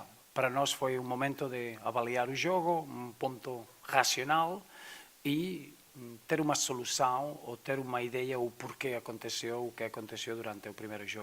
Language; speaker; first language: Portuguese; non-native, fluent; Spanish